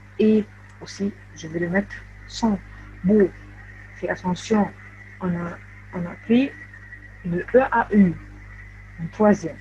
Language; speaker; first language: French; non-native, fluent; Arabic